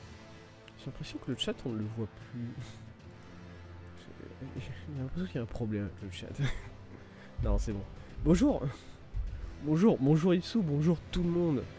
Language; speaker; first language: French; native; French